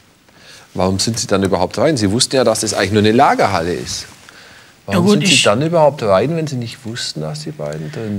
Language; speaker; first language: German; native; German